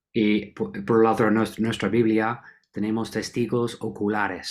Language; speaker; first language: Spanish; non-native, fluent; English